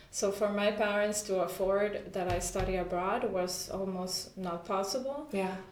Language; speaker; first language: English; non-native, fluent; Spanish